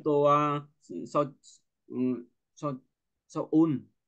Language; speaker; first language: Korean; non-native, learner; Vietnamese